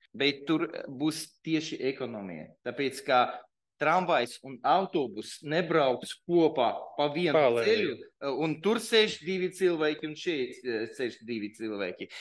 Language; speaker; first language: Latvian; non-native, local second language; Russian